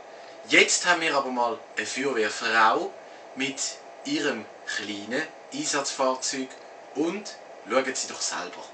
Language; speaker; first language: German; native; German